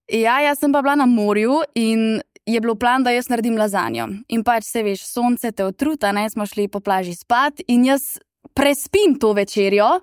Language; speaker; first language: Slovenian; native; Slovenian